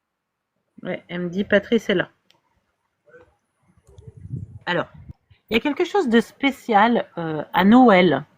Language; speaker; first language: French; native; French